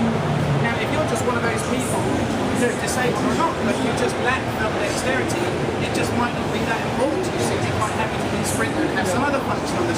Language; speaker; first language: English; native; English